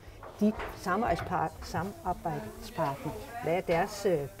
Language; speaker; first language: Danish; native; Danish